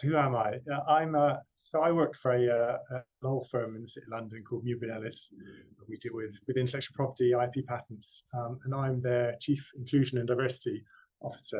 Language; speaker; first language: English; native; English